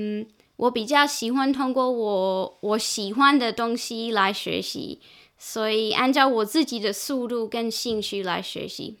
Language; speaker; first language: Chinese; non-native, fluent; English